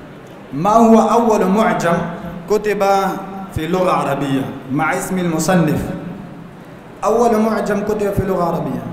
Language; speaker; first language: Arabic; non-native, fluent; Urdu